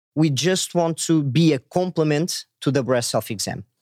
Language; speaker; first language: English; non-native, fluent; Portuguese